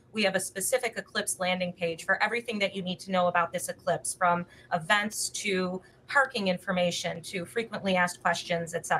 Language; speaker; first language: English; native; English